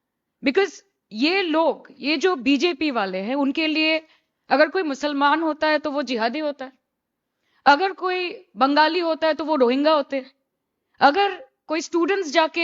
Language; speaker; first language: Hindi; non-native, local second language; Bangla